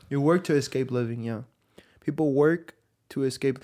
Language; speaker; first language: English; early bilingual, other home language; Spanish